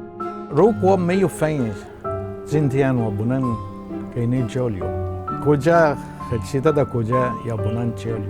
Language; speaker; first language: Chinese; non-native, fluent; Arabic